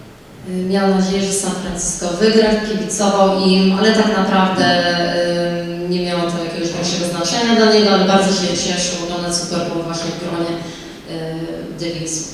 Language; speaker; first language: Polish; early bilingual, heritage; Polish